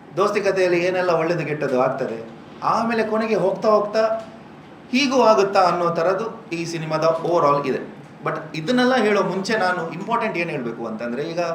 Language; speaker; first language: Kannada; non-native, local second language; Tulu